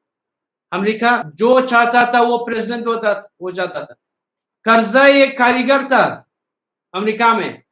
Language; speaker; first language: Hindi; non-native, learner; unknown